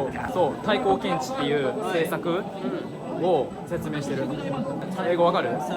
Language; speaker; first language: Japanese; native; Japanese